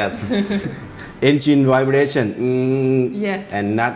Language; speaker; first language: English; non-native, learner; Thai